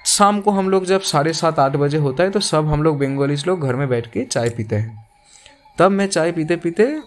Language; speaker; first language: Hindi; non-native, local second language; Bangla